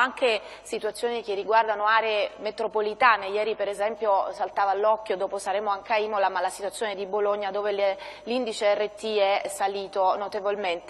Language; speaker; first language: Italian; native; Italian